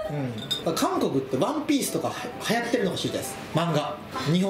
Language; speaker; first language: Japanese; native; Japanese